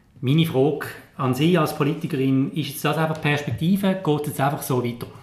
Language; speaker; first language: German; native; German